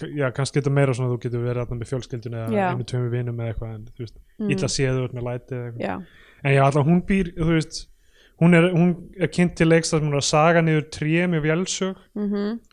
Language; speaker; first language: Icelandic; native; Icelandic